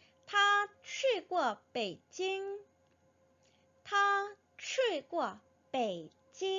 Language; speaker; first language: Chinese; non-native, fluent; Korean